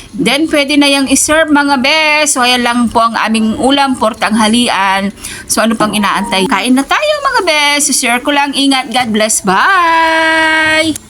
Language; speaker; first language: Filipino; non-native, local second language; Pangasinan